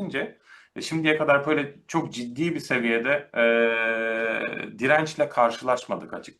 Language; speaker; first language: Turkish; native; Turkish